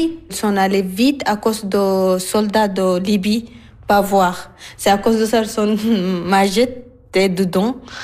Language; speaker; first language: French; non-native, learner; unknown